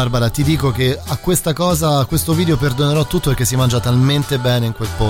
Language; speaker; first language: Italian; native; Italian